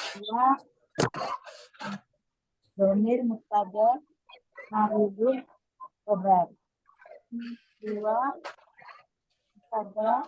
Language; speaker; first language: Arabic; non-native, learner; Indonesian